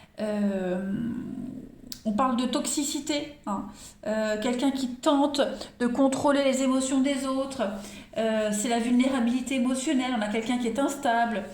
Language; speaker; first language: French; native; French